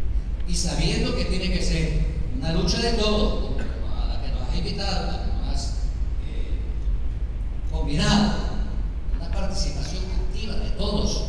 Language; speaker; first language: Spanish; native; Spanish